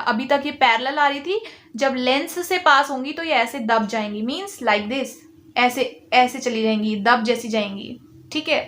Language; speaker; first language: Hindi; native; Hindi